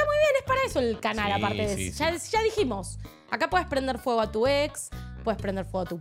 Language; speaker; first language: Spanish; native; Spanish